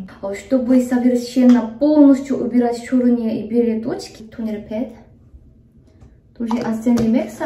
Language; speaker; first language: Russian; non-native, fluent; Korean